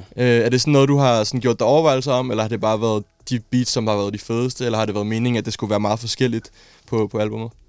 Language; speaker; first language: Danish; native; Danish